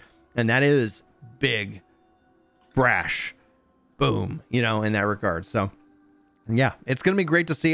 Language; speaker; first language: English; native; English